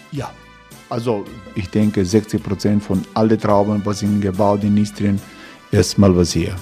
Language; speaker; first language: German; non-native, learner; Croatian